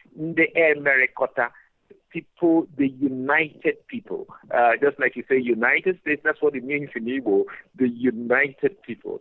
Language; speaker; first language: English; non-native, local second language; Igbo